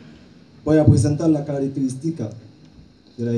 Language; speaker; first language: Spanish; non-native, learner; Haitian Creole